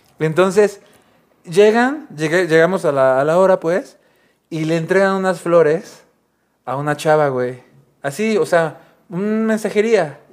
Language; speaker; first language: Spanish; native; Spanish